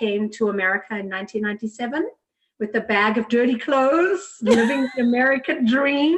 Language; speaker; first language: English; native; English